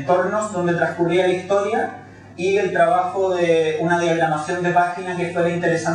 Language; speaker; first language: Spanish; native; Spanish